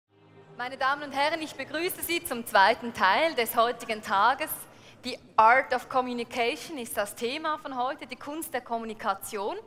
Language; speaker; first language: German; native; German